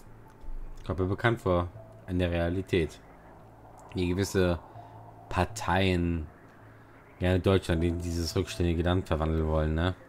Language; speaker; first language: German; native; German